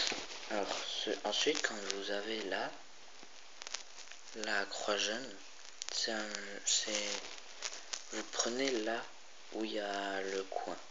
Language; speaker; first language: French; native; French